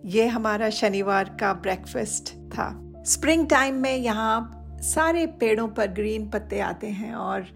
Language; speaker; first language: Hindi; non-native, local second language; Odia